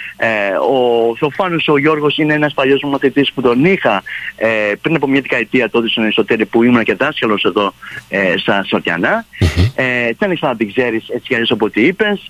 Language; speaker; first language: Greek; early bilingual, heritage; Greek